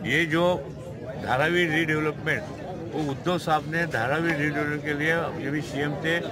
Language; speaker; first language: Hindi; non-native, local second language; Marathi